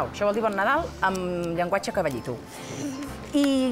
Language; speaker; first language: Catalan; native; Catalan